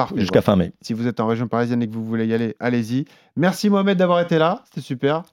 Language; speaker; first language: French; non-native, fluent; English